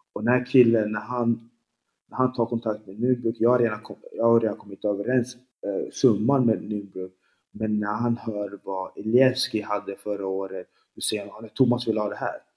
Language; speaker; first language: Swedish; early bilingual, other home language; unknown